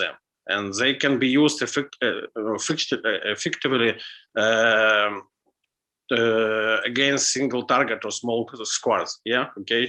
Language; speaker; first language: English; non-native, learner; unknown